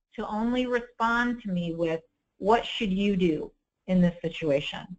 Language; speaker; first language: English; native; English